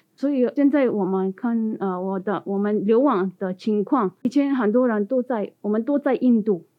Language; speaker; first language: Chinese; non-native, learner; Tibetan